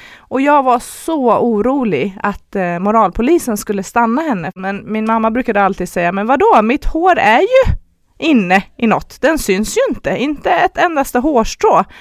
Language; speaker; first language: Swedish; early bilingual, other home language; Persian